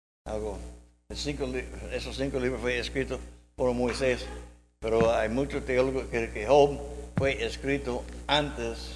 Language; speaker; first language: Spanish; non-native, learner; English